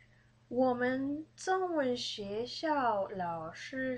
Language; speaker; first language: Chinese; early bilingual, heritage; Chinese